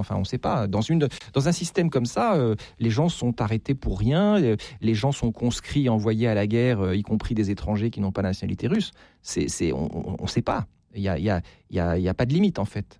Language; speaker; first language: French; native; French